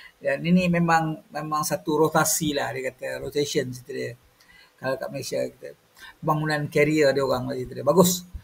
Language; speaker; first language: Malay; native; Malay